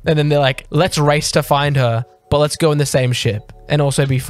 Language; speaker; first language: English; native; English